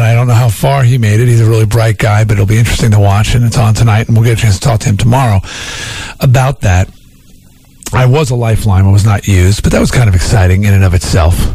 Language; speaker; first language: English; native; English